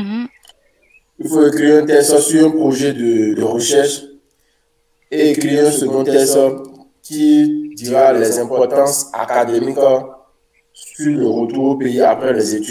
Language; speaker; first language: French; non-native, local second language; Fon